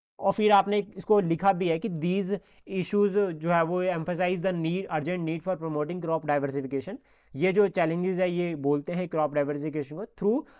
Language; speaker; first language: Hindi; native; Hindi